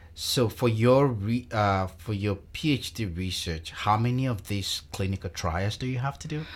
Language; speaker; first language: English; non-native, local second language; Yoruba